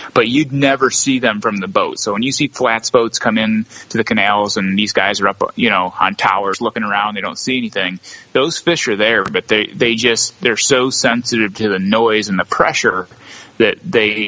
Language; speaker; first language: English; native; English